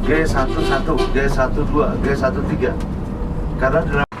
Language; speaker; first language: Indonesian; native; Indonesian